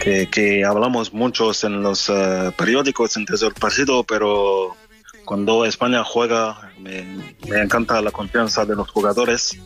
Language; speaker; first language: Spanish; non-native, fluent; French